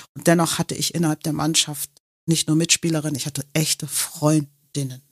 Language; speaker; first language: German; non-native, local second language; English